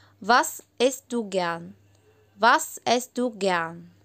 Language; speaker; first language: German; non-native, learner; Arabic